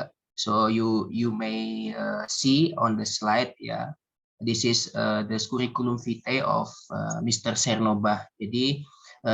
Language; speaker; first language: English; non-native, learner; Indonesian